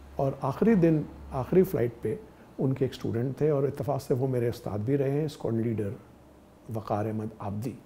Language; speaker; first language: Urdu; native; Urdu